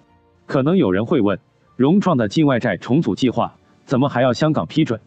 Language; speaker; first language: Chinese; native; Chinese